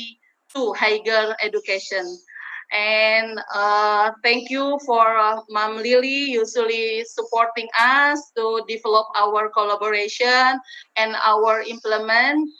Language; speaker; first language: English; non-native, learner; Indonesian